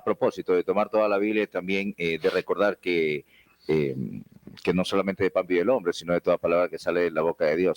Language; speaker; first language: Spanish; native; Spanish